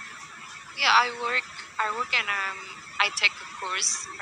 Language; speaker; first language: English; non-native, learner; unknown